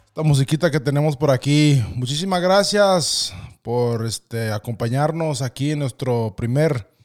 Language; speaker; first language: Spanish; early bilingual, other home language; English